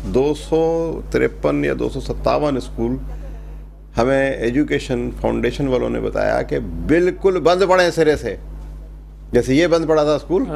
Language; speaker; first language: Urdu; native; Urdu